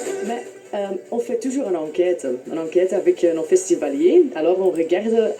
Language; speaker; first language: French; non-native, local second language; Dutch